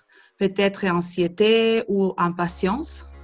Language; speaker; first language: French; non-native, fluent; Spanish